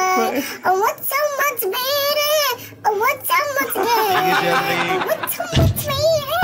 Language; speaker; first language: English; non-native, learner; Indonesian